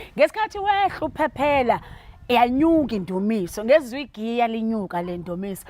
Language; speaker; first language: Zulu; native; Zulu